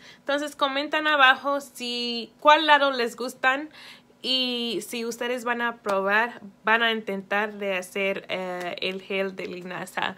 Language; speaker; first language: Spanish; early bilingual, heritage; Spanish